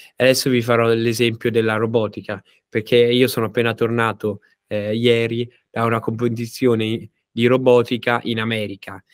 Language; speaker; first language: Italian; native; Italian